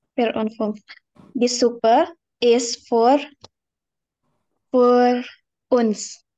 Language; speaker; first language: German; non-native, learner; Indonesian